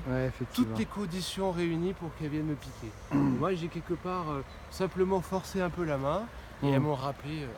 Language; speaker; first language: French; native; French